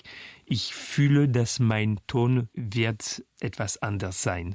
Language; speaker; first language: German; non-native, fluent; French